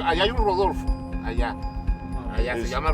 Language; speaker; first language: Spanish; native; Spanish